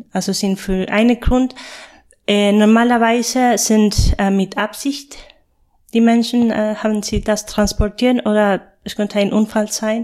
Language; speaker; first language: German; non-native, fluent; Spanish